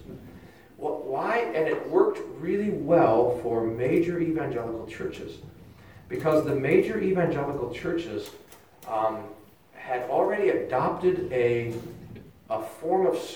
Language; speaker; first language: English; native; English